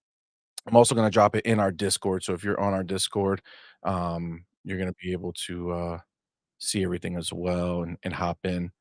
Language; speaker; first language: English; native; English